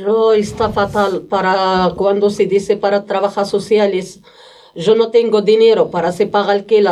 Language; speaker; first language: Spanish; non-native, learner; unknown